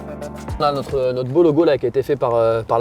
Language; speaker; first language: French; native; French